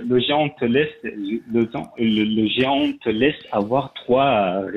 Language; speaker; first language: French; non-native, learner; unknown